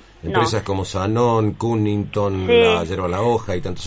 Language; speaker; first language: Spanish; native; Spanish